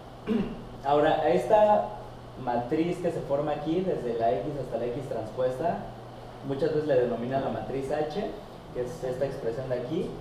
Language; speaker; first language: Spanish; native; Spanish